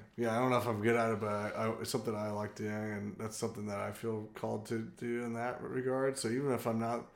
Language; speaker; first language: English; native; English